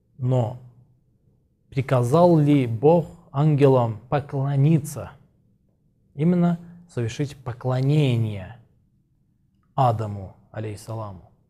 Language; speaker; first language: Russian; non-native, local second language; Azerbaijani